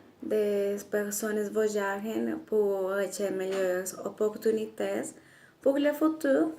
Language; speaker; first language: French; non-native, learner; Spanish